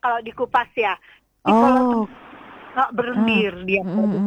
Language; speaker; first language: Indonesian; native; Indonesian